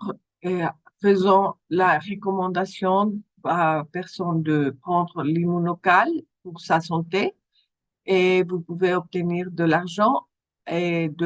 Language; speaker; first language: French; non-native, fluent; Spanish